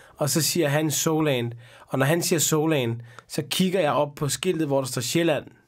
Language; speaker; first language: Danish; early bilingual, other home language; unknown